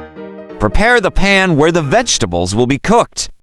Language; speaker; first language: English; non-native, local second language; Filipino